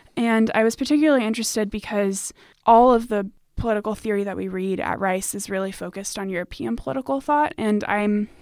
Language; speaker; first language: English; native; English